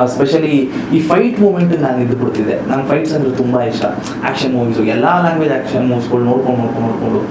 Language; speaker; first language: Kannada; native; Kannada